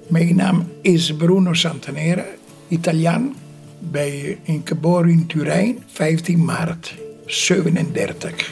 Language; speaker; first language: Dutch; non-native, fluent; Italian